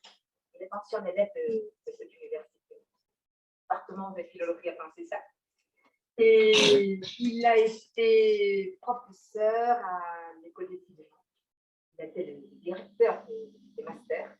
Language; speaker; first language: French; non-native, fluent; Spanish